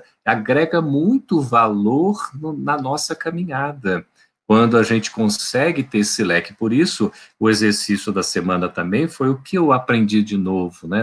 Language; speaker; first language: Portuguese; native; Portuguese